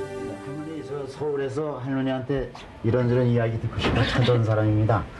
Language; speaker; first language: Korean; native; Korean